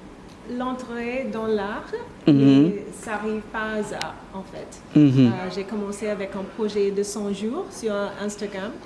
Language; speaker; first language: French; non-native, learner; English